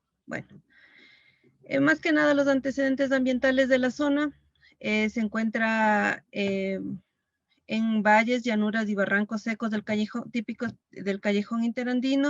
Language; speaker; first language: Spanish; native; Spanish